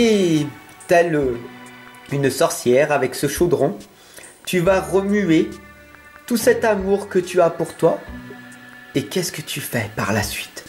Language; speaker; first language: French; native; French